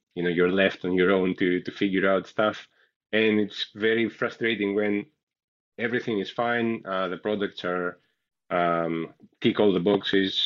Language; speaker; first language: English; non-native, fluent; Greek